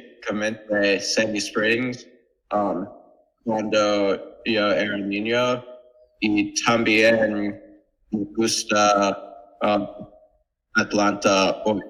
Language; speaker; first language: Spanish; non-native, learner; English